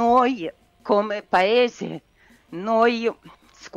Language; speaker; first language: Italian; non-native, learner; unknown